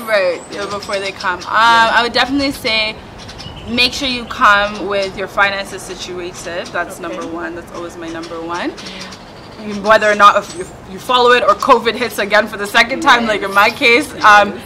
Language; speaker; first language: English; native; English